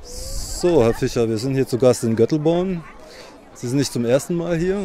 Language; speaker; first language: German; native; German